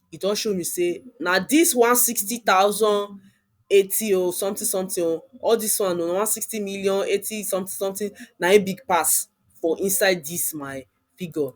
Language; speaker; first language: Nigerian Pidgin; non-native, local second language; Yoruba